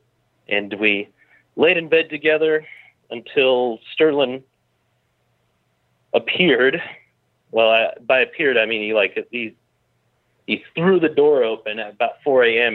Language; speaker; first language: English; native; English